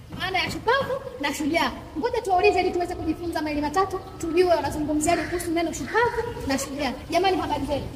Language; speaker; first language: Swahili; native; Swahili